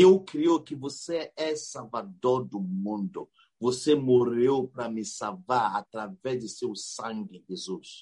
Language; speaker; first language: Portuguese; non-native, learner; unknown